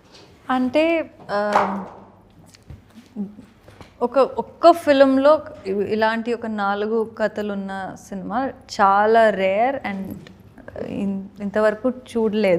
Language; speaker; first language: Telugu; non-native, learner; Kannada